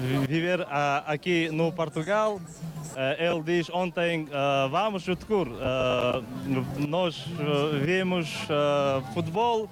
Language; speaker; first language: Portuguese; non-native, learner; Uzbek